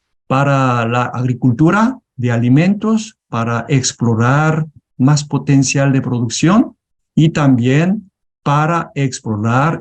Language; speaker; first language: Spanish; non-native, learner; Korean